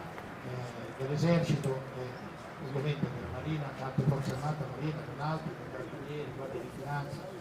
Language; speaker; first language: Italian; native; Italian